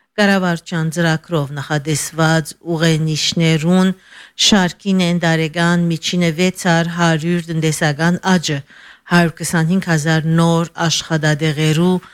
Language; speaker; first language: Armenian; native; Armenian